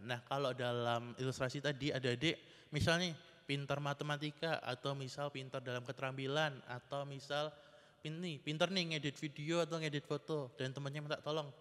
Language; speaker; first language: Indonesian; native; Indonesian